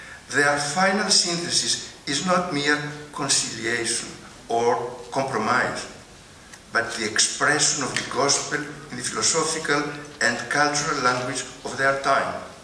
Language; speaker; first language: English; non-native, fluent; Greek